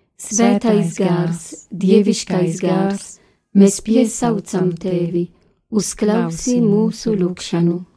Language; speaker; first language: Latvian; non-native, learner; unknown